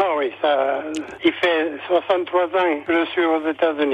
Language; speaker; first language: French; non-native, local second language; Basque